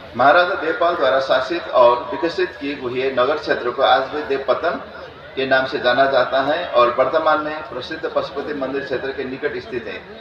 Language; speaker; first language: Hindi; non-native, fluent; Newari